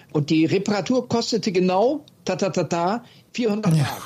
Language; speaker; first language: German; native; German